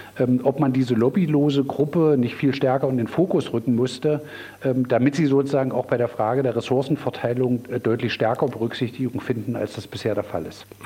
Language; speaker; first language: German; native; German